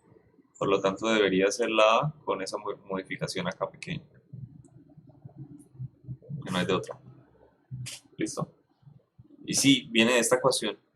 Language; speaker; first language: Spanish; native; Spanish